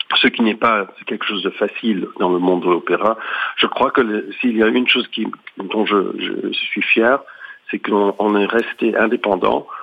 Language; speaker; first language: French; non-native, fluent; English